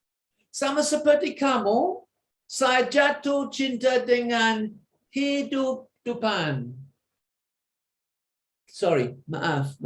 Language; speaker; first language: Indonesian; non-native, fluent; English